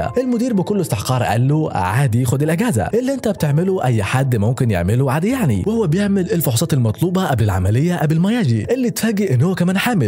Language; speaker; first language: Arabic; native; Arabic